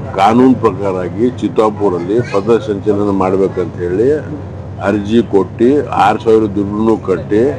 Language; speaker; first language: Kannada; non-native, local second language; Lambadi